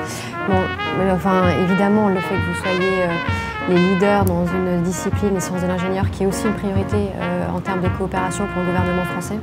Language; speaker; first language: French; native; French